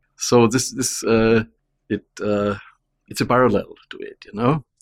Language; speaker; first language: English; non-native, fluent; German